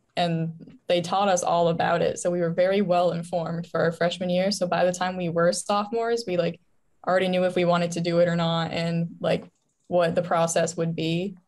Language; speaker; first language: English; native; English